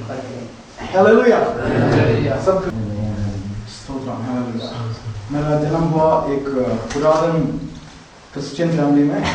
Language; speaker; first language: Hindi; non-native, local second language; Malayalam